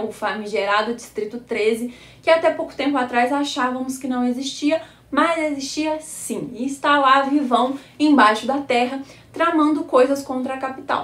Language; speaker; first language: Portuguese; native; Portuguese